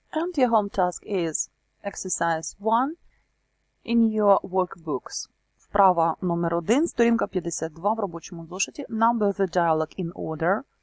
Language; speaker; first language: Ukrainian; native; Ukrainian